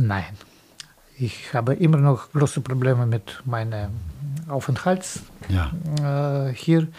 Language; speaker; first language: German; non-native, fluent; Russian